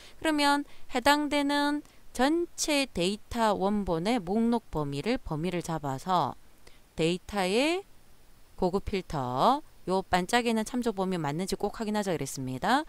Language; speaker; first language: Korean; native; Korean